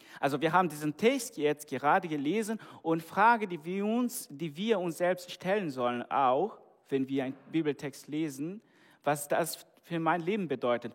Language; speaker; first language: German; non-native, fluent; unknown